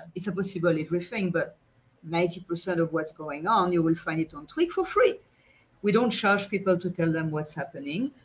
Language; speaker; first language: English; non-native, fluent; French